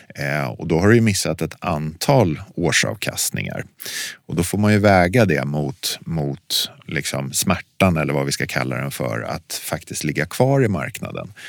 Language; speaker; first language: Swedish; native; Swedish